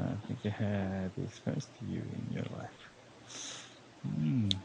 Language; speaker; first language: English; non-native, learner; Korean